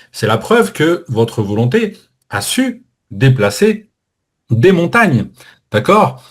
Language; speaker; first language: French; native; French